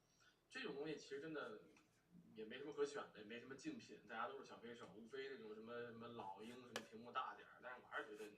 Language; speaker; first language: Chinese; native; Chinese